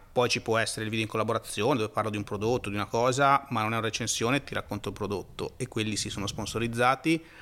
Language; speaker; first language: Italian; native; Italian